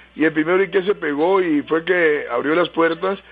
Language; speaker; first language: Spanish; native; Spanish